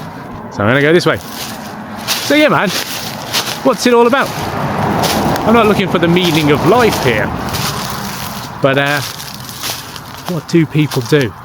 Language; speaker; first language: English; native; English